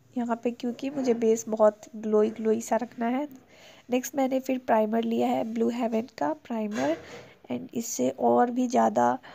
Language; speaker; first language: Hindi; native; Hindi